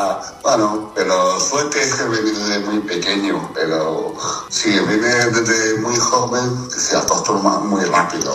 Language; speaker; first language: Spanish; non-native, fluent; Chinese